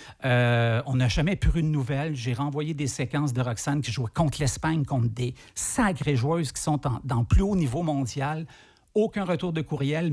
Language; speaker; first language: French; native; French